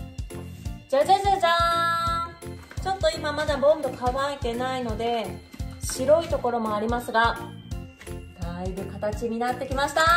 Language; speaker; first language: Japanese; native; Japanese